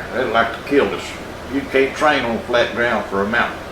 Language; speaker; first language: English; native; English